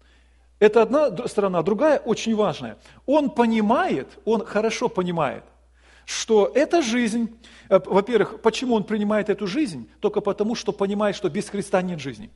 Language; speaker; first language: Russian; native; Russian